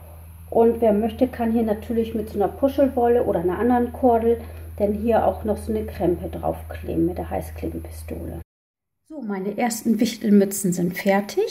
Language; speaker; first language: German; native; German